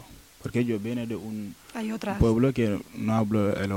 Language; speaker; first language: Spanish; non-native, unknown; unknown